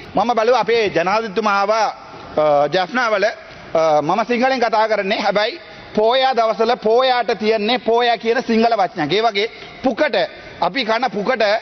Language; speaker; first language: Sinhala; non-native, local second language; Tamil